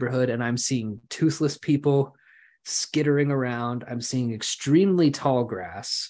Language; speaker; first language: English; native; English